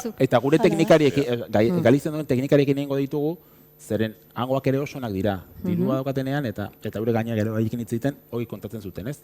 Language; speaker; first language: Basque; native; Basque